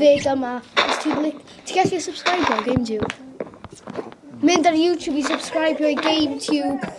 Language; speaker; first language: Welsh; non-native, local second language; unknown